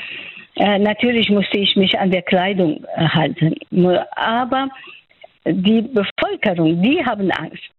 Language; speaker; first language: German; non-native, fluent; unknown